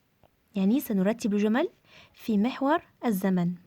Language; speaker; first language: Arabic; native; Arabic